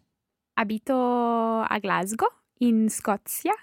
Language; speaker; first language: Italian; non-native, learner; English